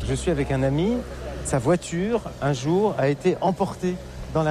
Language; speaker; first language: French; native; French